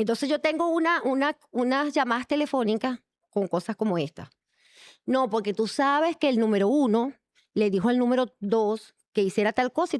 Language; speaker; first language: Spanish; native; Spanish